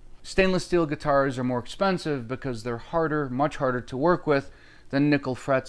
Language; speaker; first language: English; native; English